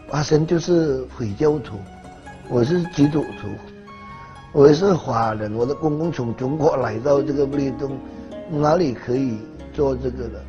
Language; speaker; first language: Chinese; non-native, learner; Hakka Chinese